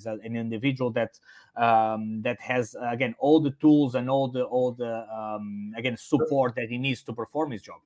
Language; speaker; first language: English; non-native, fluent; Portuguese